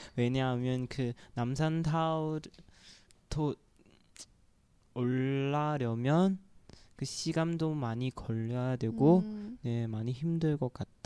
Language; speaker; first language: Korean; non-native, learner; Chinese